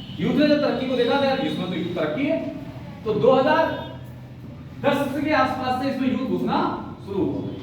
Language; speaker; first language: Hindi; native; Hindi